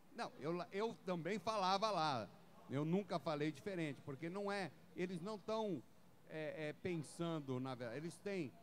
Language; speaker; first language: Portuguese; native; Portuguese